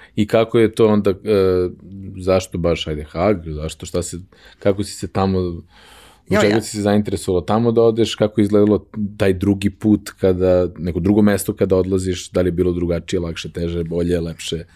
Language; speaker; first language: Serbian; native; Serbian